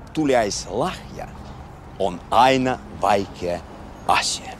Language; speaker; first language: Finnish; non-native, fluent; Russian